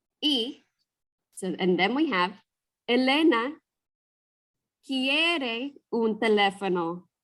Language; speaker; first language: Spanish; non-native, fluent; English